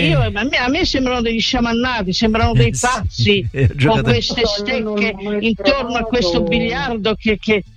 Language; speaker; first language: Italian; native; Italian